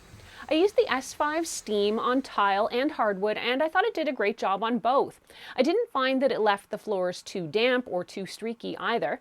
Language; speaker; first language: English; native; English